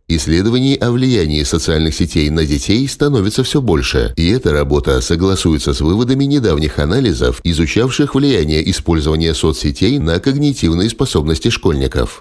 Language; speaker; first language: Russian; native; Russian